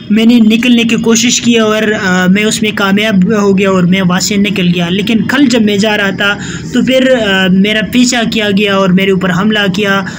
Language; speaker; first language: Urdu; non-native, local second language; Pashto